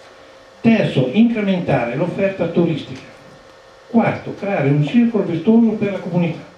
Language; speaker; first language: Italian; native; Italian